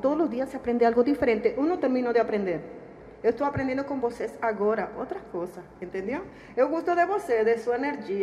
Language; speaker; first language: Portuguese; non-native, learner; Spanish